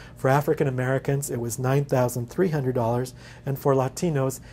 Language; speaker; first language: English; native; English